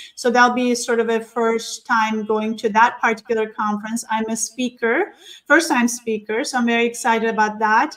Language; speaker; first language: English; non-native, fluent; Turkish